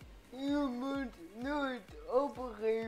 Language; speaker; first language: Dutch; early bilingual, other home language; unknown